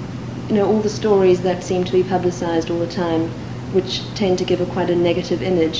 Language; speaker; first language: English; native; English